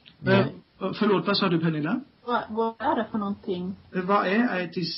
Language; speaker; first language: Swedish; non-native, fluent; German